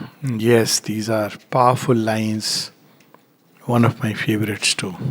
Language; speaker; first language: English; non-native, local second language; Hindi